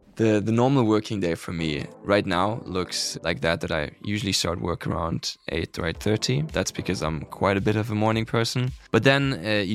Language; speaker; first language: English; non-native, fluent; German